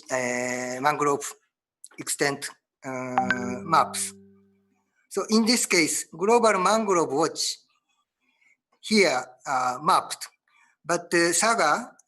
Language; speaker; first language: English; non-native, learner; Japanese